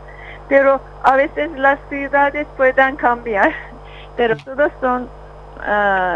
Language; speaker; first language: Spanish; non-native, fluent; Turkish